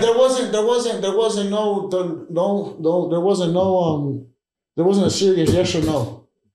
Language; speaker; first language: English; early bilingual, other home language; Spanish